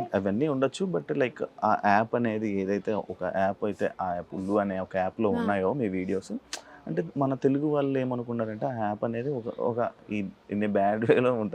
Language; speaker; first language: Telugu; native; Telugu